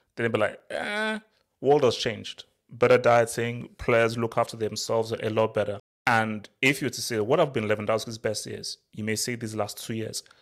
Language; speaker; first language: English; native; English